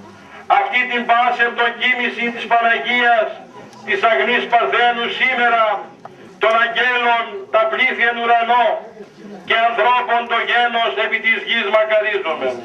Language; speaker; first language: Greek; native; Greek